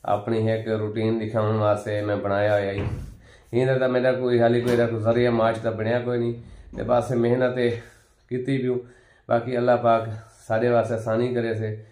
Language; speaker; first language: Punjabi; non-native, local second language; Saraiki